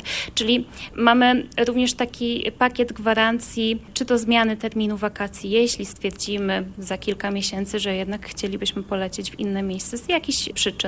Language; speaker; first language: Polish; native; Polish